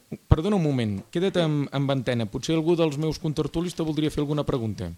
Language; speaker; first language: Catalan; native; Catalan